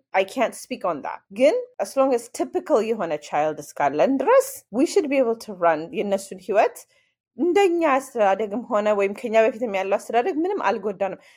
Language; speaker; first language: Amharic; early bilingual, heritage; Amharic